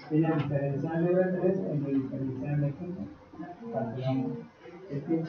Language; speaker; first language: Spanish; native; Spanish